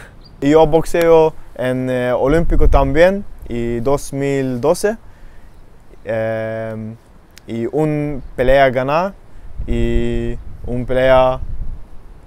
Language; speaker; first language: Spanish; non-native, learner; Swedish